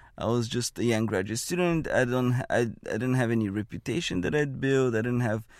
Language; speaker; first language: English; non-native, fluent; Bulgarian